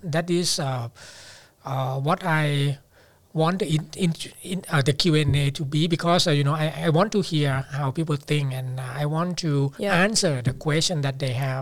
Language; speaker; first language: English; non-native, fluent; Thai